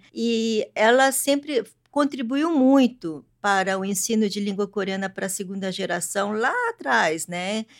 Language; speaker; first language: Portuguese; early bilingual, other home language; Korean